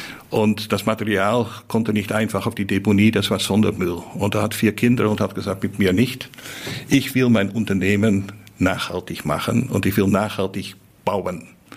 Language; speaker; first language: German; non-native, fluent; Dutch